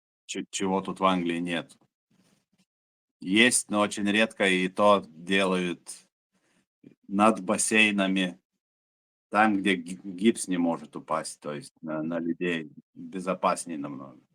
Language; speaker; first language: Russian; native; Russian